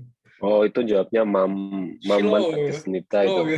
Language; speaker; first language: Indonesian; native; Indonesian